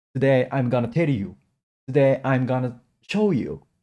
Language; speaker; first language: English; non-native, learner; Japanese